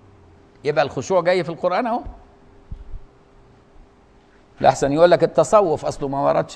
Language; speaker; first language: Arabic; native; Arabic